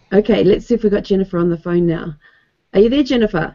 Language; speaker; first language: English; native; English